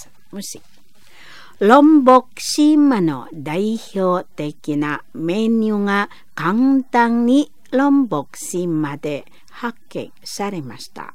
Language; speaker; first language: Japanese; non-native, fluent; Indonesian